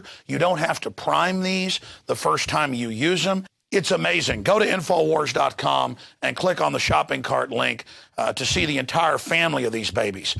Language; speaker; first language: English; native; English